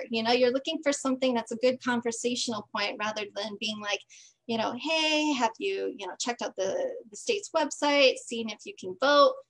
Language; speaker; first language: English; native; English